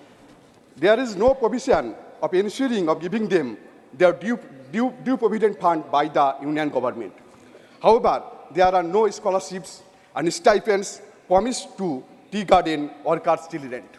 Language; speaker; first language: English; non-native, local second language; Bangla